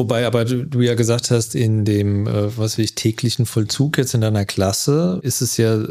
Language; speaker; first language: German; native; German